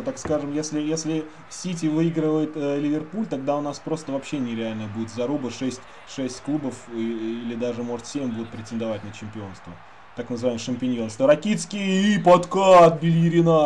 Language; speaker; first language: Russian; native; Russian